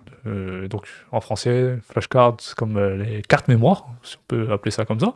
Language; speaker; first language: French; native; French